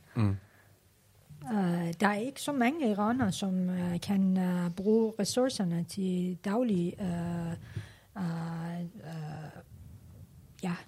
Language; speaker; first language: Danish; non-native, learner; Persian